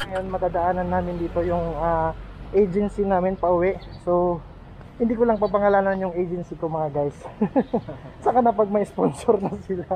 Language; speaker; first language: Filipino; non-native, local second language; Waray